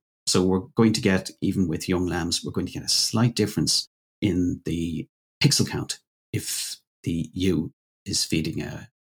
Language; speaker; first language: English; native; English